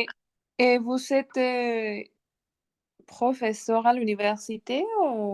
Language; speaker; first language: French; non-native, learner; Spanish